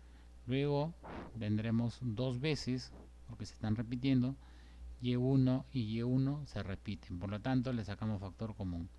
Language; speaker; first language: Spanish; native; Spanish